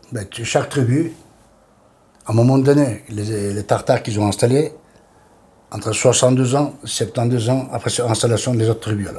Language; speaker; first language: French; non-native, learner; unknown